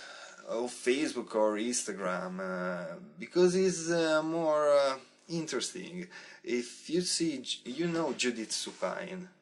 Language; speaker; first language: English; non-native, learner; Italian